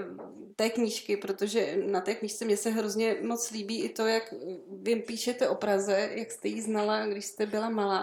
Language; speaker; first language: Czech; native; Czech